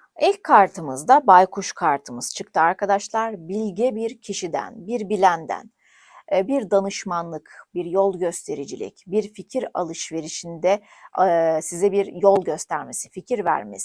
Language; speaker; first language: Turkish; native; Turkish